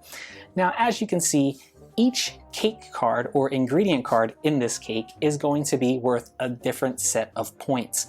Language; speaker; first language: English; native; English